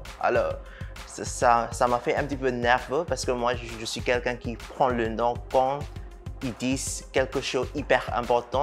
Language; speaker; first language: French; non-native, fluent; Burmese